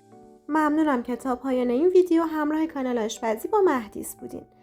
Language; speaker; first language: Persian; native; Persian